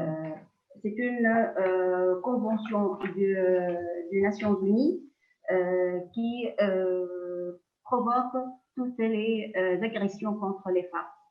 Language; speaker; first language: French; non-native, local second language; Arabic